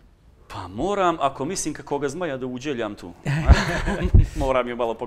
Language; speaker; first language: Serbian; native; Serbian